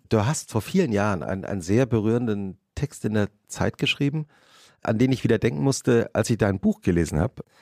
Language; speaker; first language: German; native; German